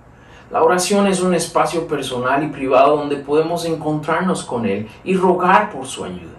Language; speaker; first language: Spanish; native; Spanish